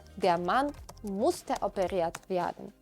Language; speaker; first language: German; non-native, fluent; Ukrainian